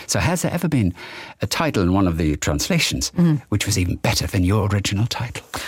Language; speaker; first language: English; non-native, fluent; German